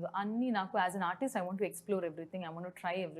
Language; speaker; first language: Telugu; non-native, local second language; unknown